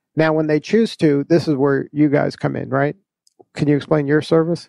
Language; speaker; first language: English; native; English